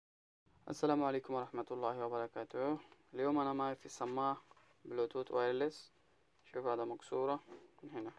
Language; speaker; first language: Arabic; non-native, learner; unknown